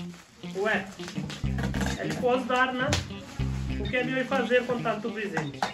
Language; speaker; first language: Portuguese; non-native, learner; Hindi